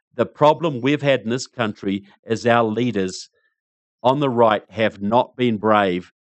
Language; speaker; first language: English; native; English